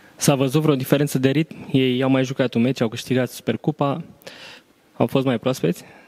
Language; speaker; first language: Romanian; native; Romanian